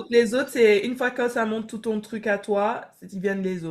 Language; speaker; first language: French; native; French